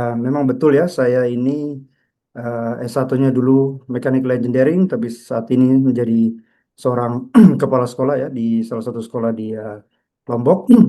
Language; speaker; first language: Indonesian; native; Indonesian